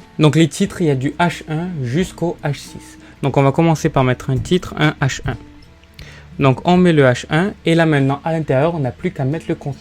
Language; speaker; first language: French; native; French